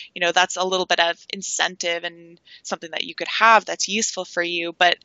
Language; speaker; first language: English; native; English